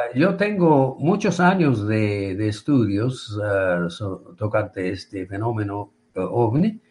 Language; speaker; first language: Spanish; non-native, fluent; Japanese